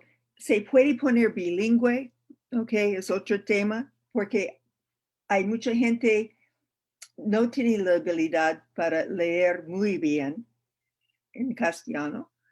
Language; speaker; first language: Spanish; non-native, learner; English